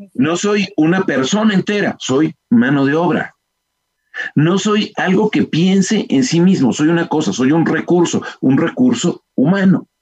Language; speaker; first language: Spanish; native; Spanish